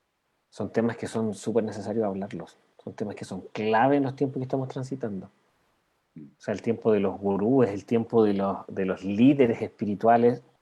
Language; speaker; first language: Spanish; native; Spanish